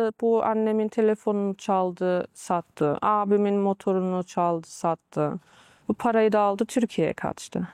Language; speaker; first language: Turkish; early bilingual, heritage; Turkish